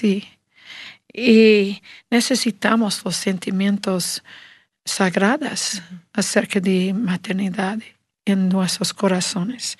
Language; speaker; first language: Spanish; non-native, learner; English